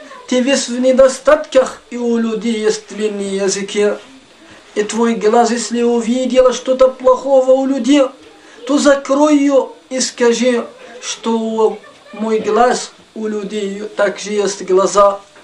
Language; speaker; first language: Russian; non-native, fluent; Arabic